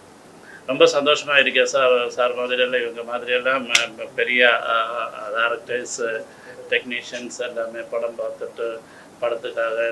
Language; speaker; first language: Tamil; non-native, learner; Malayalam